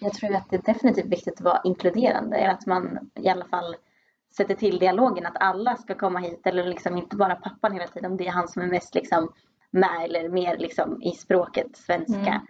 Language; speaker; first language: Swedish; native; Swedish